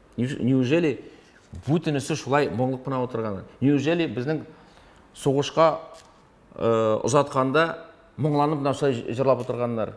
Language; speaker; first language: Tatar; non-native, local second language; Russian